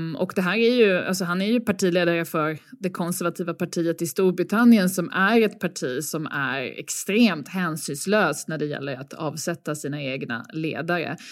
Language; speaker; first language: Swedish; native; Swedish